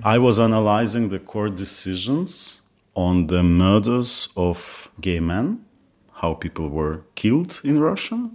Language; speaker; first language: English; non-native, fluent; Kazakh